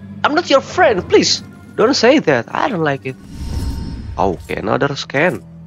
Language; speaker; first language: English; non-native, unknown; Indonesian